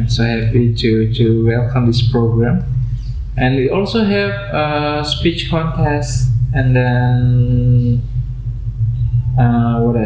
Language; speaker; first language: English; non-native, fluent; Indonesian